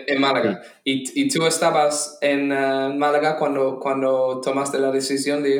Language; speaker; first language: Spanish; non-native, fluent; English